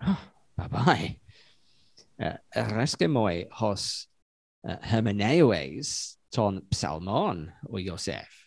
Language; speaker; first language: Greek; non-native, fluent; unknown